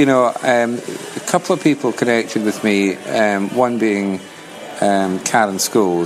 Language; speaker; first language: English; native; English